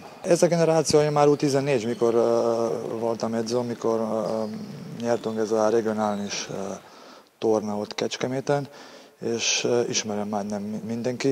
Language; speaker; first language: Hungarian; non-native, fluent; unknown